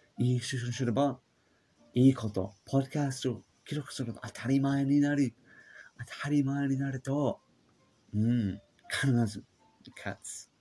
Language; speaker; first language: Japanese; non-native, learner; English